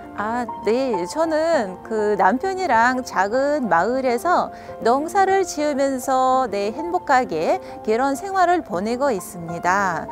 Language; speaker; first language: Korean; non-native, fluent; Russian